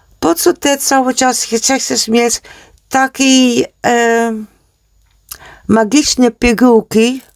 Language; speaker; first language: Polish; non-native, learner; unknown